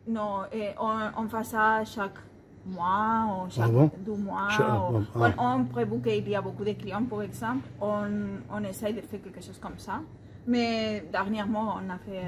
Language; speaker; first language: French; non-native, fluent; Spanish